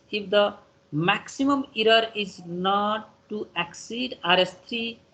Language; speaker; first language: English; non-native, local second language; Nepali